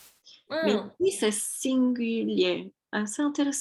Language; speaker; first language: French; non-native, fluent; Italian